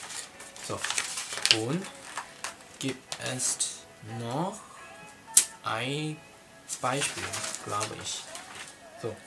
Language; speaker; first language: German; non-native, learner; Cantonese